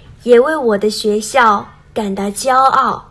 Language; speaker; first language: Chinese; non-native, learner; Vietnamese